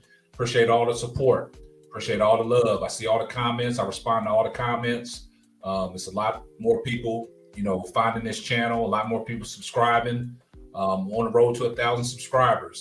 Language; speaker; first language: English; native; English